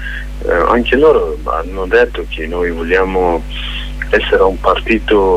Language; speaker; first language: Italian; non-native, fluent; Kurdish